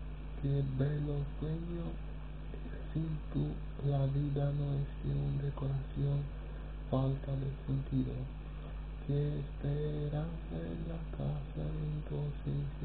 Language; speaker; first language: Spanish; non-native, learner; Romanian